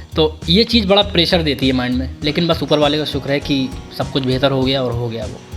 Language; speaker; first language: Hindi; native; Hindi